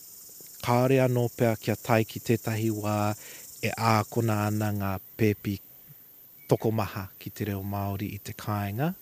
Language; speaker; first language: Māori; non-native, local second language; English